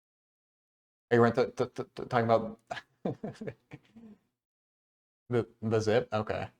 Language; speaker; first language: English; native; English